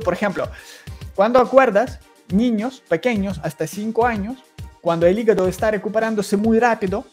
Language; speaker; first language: Spanish; non-native, learner; Ukrainian